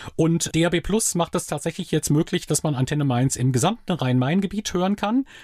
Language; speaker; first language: German; native; German